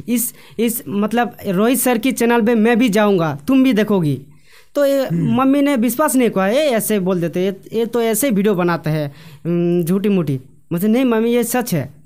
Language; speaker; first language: Hindi; non-native, local second language; Bangla